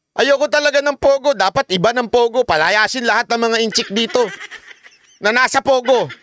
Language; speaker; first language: Filipino; native; Filipino